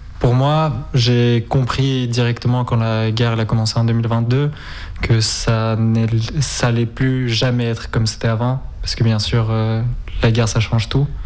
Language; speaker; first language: French; non-native, fluent; Spanish